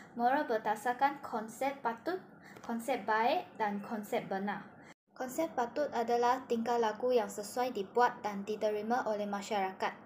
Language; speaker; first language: Malay; non-native, local second language; Chinese